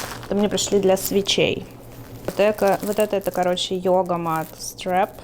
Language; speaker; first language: Russian; native; Russian